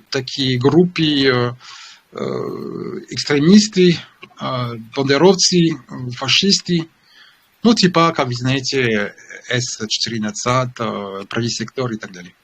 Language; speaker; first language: Russian; non-native, learner; French